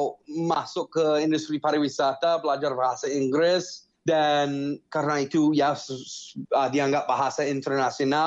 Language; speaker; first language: Indonesian; non-native, fluent; English